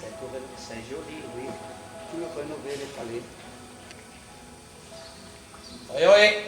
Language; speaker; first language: French; non-native, fluent; Italian